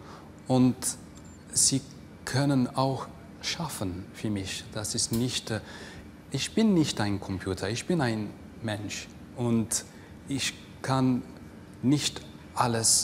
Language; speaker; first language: German; non-native, fluent; English